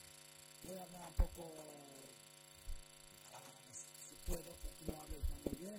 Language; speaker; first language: Spanish; non-native, learner; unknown